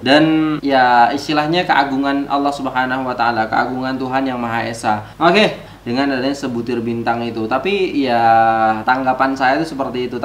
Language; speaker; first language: Indonesian; native; Indonesian